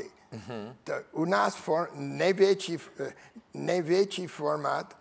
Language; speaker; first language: Czech; non-native, learner; English